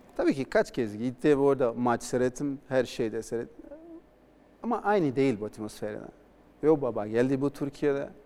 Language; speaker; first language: Turkish; non-native, learner; Portuguese